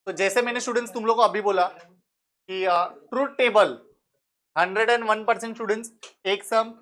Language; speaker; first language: Hindi; non-native, local second language; Marathi